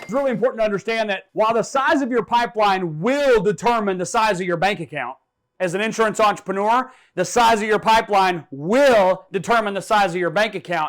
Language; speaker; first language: English; native; English